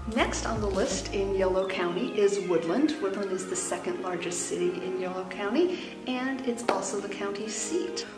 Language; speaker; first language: English; native; English